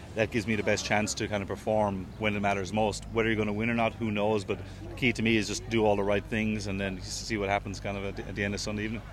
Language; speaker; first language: English; native; English